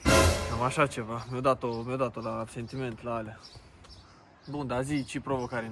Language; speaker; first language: Romanian; native; Romanian